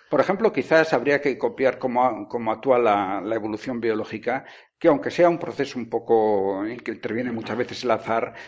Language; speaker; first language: Spanish; native; Spanish